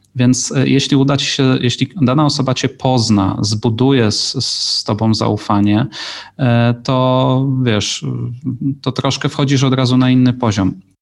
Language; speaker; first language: Polish; native; Polish